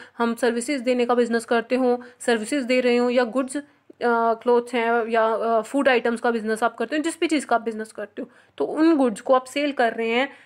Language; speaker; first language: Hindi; non-native, local second language; Punjabi